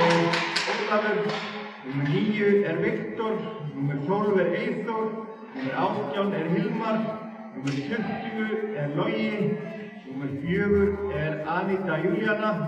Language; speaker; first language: Icelandic; native; Icelandic